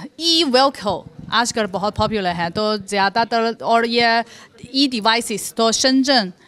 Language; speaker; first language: Hindi; non-native, fluent; Chinese